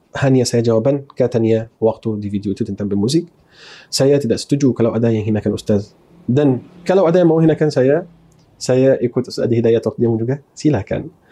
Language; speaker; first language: Malay; non-native, fluent; Arabic